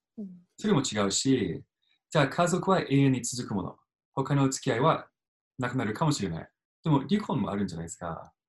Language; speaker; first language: Japanese; non-native, fluent; English